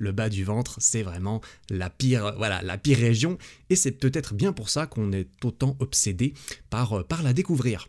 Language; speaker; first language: French; native; French